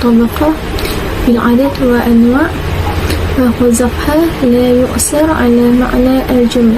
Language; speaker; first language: Arabic; non-native, learner; Malay